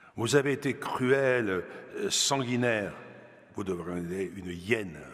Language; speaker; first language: French; native; French